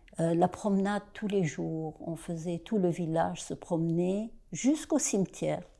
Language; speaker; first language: French; non-native, local second language; Arabic